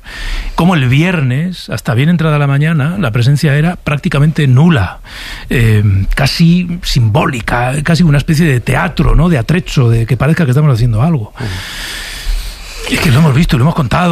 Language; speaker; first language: Spanish; native; Spanish